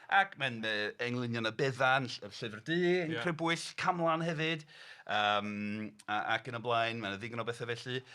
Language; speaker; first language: Welsh; native; Welsh